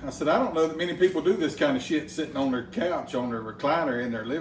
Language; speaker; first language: English; native; English